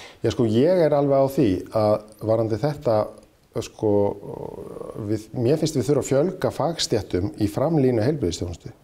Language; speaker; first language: Icelandic; native; Icelandic